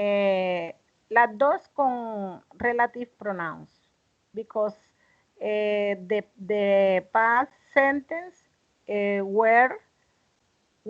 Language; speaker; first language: English; non-native, learner; Spanish